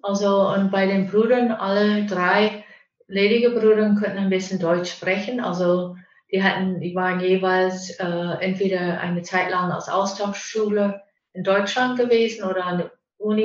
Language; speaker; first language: German; non-native, fluent; English